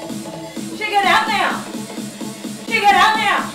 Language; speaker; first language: English; native; English